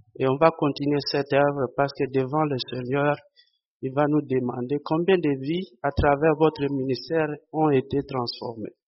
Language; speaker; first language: French; non-native, local second language; Lingala